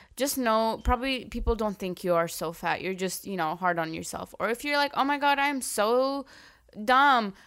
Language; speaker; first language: English; early bilingual, other home language; Arabic